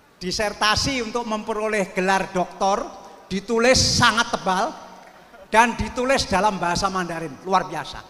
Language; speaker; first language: Indonesian; native; Indonesian